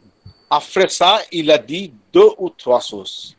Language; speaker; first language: French; non-native, fluent; Bangla